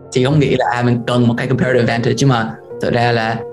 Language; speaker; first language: Vietnamese; non-native, fluent; English